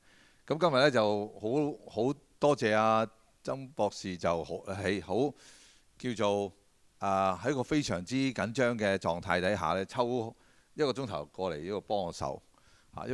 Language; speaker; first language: Cantonese; native; Cantonese